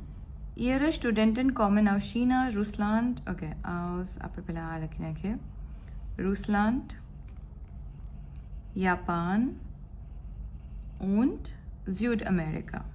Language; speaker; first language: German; non-native, fluent; Gujarati